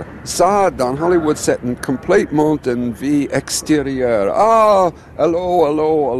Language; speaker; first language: French; non-native, learner; English